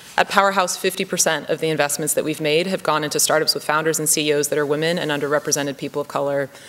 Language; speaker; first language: English; native; English